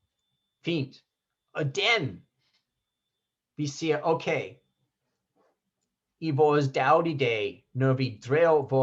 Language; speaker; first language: Danish; non-native, fluent; English